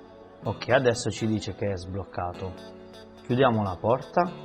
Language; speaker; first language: Italian; native; Italian